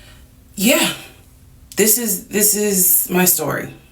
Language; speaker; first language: English; native; English